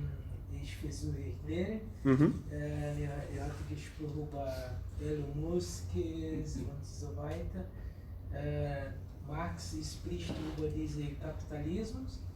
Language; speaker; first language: German; non-native, learner; Portuguese